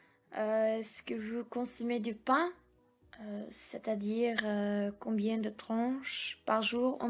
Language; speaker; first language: French; non-native, learner; English